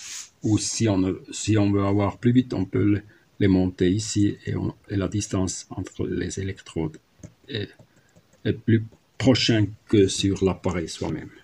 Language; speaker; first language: French; non-native, learner; German